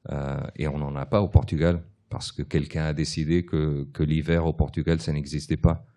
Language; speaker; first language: French; early bilingual, other home language; Portuguese